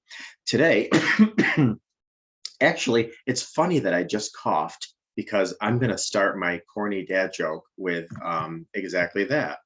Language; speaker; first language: English; native; English